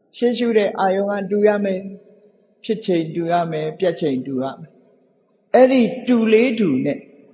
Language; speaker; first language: Burmese; native; Burmese